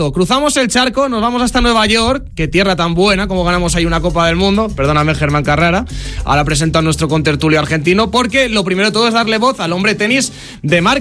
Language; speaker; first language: Spanish; native; Spanish